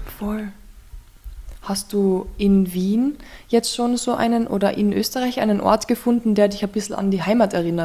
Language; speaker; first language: German; native; German